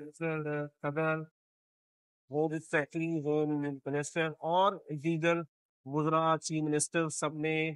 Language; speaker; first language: Urdu; non-native, local second language; Punjabi